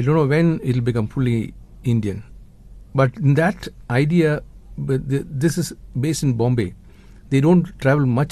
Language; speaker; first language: English; non-native, local second language; Tamil